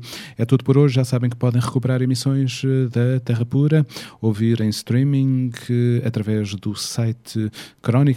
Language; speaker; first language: Portuguese; native; Portuguese